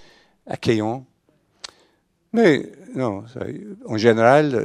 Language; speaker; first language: French; non-native, fluent; English